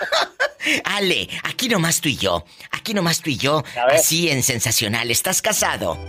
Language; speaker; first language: Spanish; native; Spanish